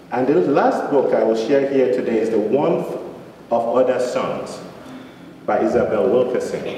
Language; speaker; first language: English; non-native, local second language; Yoruba